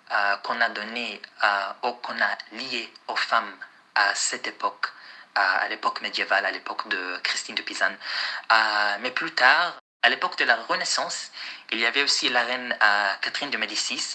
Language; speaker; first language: French; non-native, fluent; Arabic